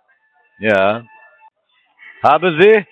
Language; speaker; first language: German; non-native, learner; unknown